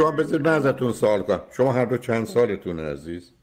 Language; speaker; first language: Persian; native; Persian